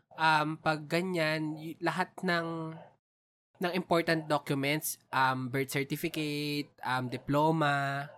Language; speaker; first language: Filipino; native; Filipino